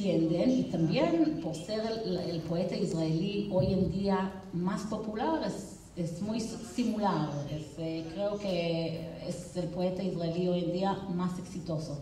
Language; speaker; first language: Spanish; non-native, fluent; Hebrew